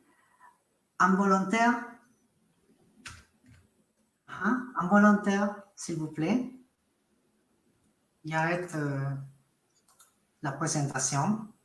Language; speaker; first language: French; non-native, fluent; Spanish